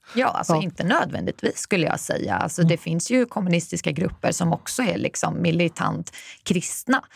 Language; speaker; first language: Swedish; early bilingual, other home language; Persian